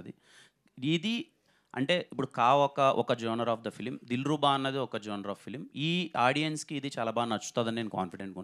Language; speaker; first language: Telugu; native; Telugu